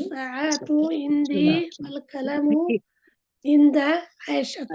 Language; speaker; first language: Arabic; non-native, learner; Bangla